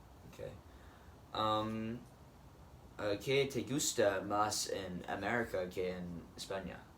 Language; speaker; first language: Spanish; non-native, learner; English